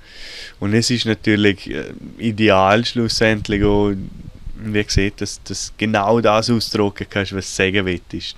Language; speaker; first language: German; native; German